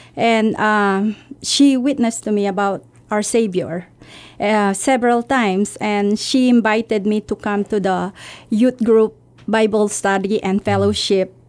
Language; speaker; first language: English; non-native, local second language; Filipino